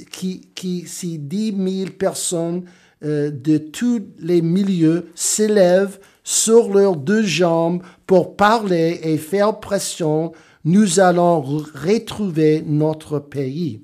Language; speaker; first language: French; non-native, fluent; English